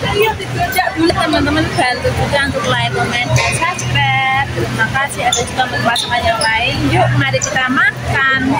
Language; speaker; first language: Indonesian; non-native, local second language; Javanese